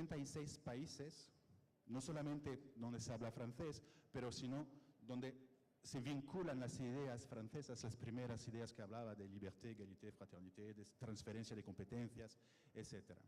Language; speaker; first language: Spanish; non-native, fluent; French